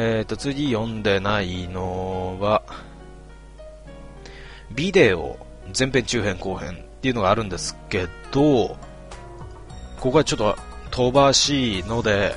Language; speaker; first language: Japanese; native; Japanese